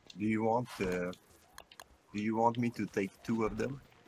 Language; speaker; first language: English; non-native, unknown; French